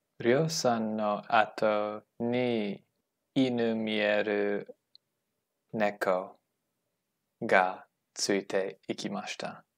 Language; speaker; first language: Japanese; non-native, learner; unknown